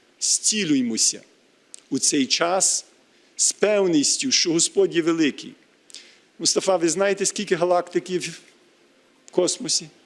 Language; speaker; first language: Ukrainian; early bilingual, heritage; Ukrainian